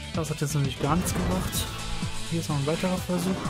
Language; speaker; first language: German; native; German